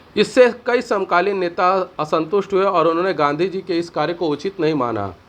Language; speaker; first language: Hindi; native; Hindi